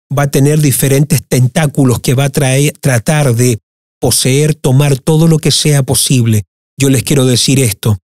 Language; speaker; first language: Spanish; early bilingual, heritage; Spanish